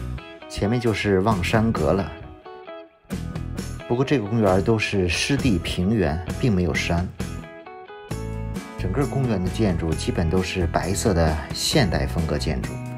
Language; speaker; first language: Chinese; native; Chinese